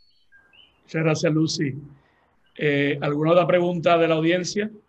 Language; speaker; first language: Spanish; native; Spanish